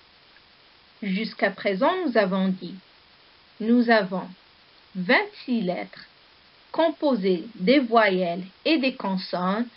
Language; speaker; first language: French; non-native, local second language; Arabic